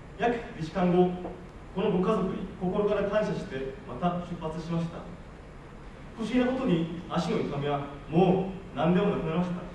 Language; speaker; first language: Japanese; non-native, fluent; Korean